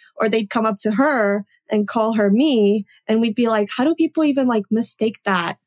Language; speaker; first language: English; early bilingual, other home language; Polish